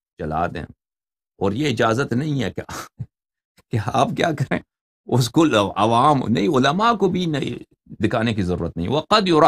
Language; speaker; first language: Urdu; non-native, fluent; Persian